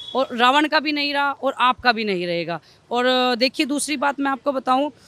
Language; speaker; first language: Hindi; native; Hindi